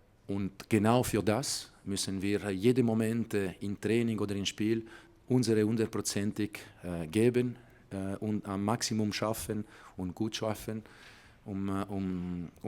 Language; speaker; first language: German; non-native, fluent; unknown